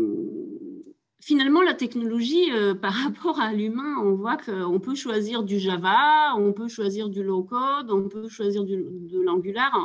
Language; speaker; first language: French; native; French